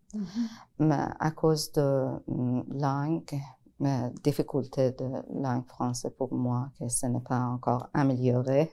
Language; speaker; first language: French; non-native, learner; Persian